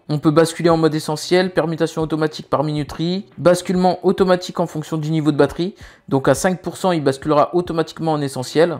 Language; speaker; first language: French; native; French